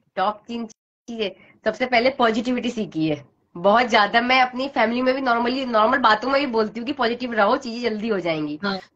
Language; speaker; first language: Hindi; native; Hindi